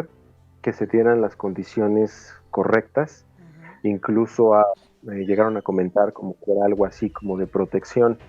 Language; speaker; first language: Spanish; native; Spanish